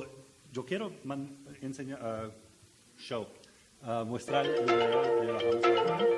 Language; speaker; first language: Spanish; non-native, learner; English